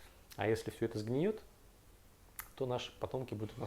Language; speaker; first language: Russian; native; Russian